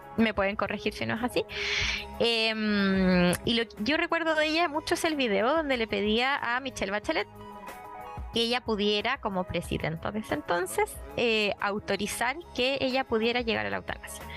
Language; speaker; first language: Spanish; native; Spanish